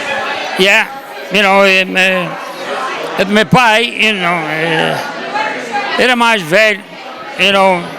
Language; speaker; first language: Portuguese; early bilingual, heritage; Portuguese